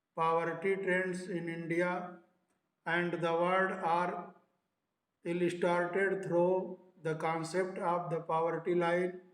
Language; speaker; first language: English; non-native, local second language; Hindi